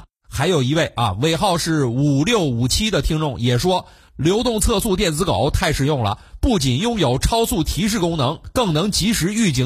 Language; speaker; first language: Chinese; native; Chinese